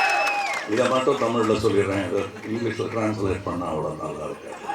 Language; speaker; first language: Tamil; native; Tamil